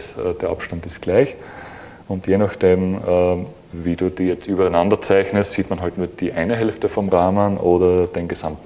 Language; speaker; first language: German; native; German